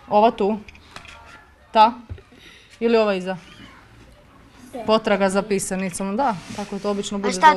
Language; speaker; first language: Croatian; native; Croatian